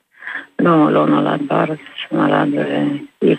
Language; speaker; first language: Hebrew; non-native, fluent; Russian